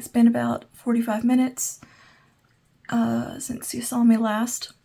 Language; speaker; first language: English; native; English